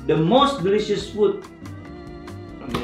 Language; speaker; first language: English; non-native, learner; Indonesian